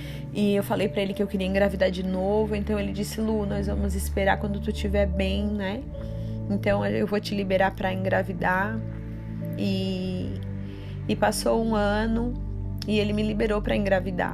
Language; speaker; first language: Portuguese; native; Portuguese